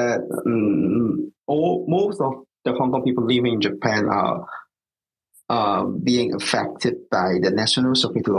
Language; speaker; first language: English; non-native, local second language; Cantonese